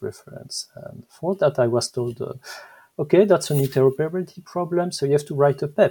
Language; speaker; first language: English; non-native, fluent; French